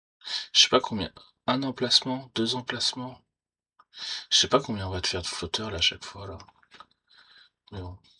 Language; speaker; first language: French; native; French